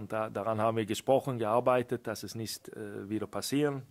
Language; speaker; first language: German; non-native, fluent; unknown